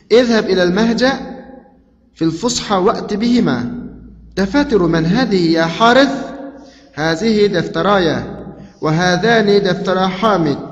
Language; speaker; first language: Arabic; non-native, fluent; Uzbek